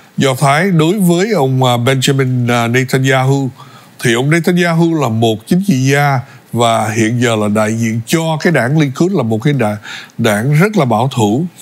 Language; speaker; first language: Vietnamese; early bilingual, other home language; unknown